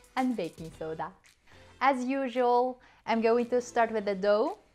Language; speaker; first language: English; non-native, fluent; Chinese